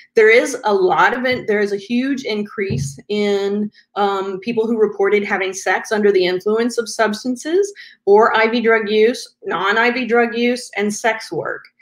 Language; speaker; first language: English; native; English